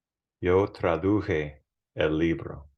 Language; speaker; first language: Spanish; non-native, fluent; English